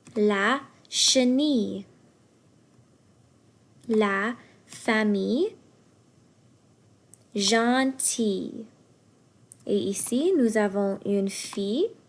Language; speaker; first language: French; non-native, fluent; English